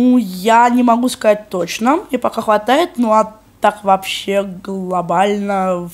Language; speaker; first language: Russian; native; Russian